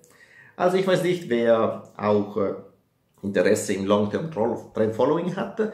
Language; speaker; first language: German; non-native, fluent; Italian